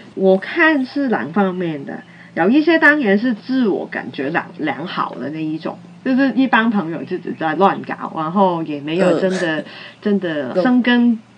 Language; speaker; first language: Chinese; non-native, local second language; Cantonese